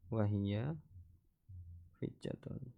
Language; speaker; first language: Arabic; non-native, fluent; Indonesian